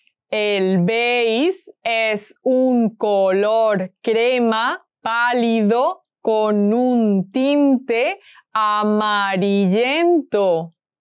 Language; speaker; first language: Spanish; native; Spanish